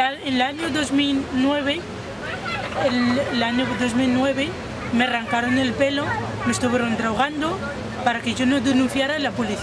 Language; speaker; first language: Spanish; non-native, fluent; Arabic